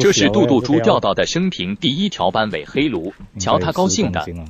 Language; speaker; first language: Chinese; native; Chinese